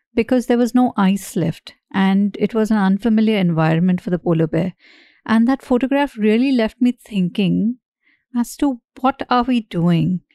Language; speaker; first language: English; non-native, local second language; Hindi